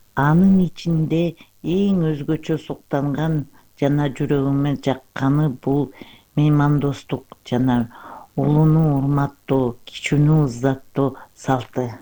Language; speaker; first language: Kyrgyz; non-native, local second language; Uyghur